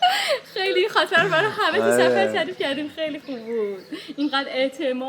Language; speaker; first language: Persian; native; Persian